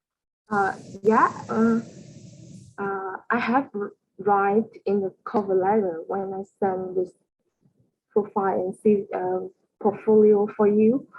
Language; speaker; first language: English; non-native, learner; Vietnamese